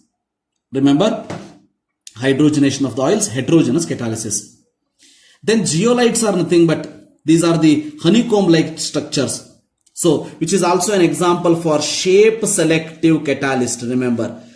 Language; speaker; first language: English; non-native, local second language; Kannada